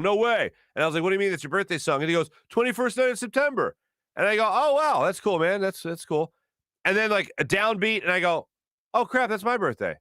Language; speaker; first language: English; native; English